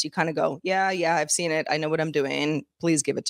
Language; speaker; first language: English; native; English